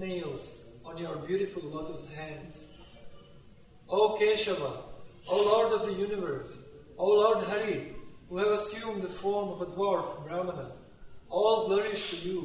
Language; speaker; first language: English; non-native, local second language; Tamil